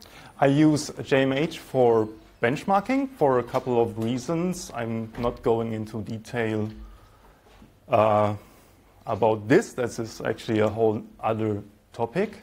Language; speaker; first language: English; non-native, fluent; German